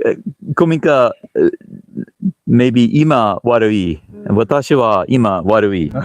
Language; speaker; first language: Japanese; non-native, learner; English